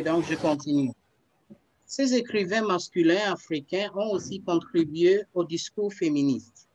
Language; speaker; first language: French; non-native, fluent; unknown